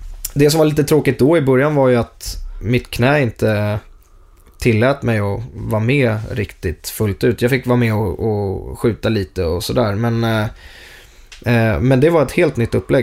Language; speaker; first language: Swedish; native; Swedish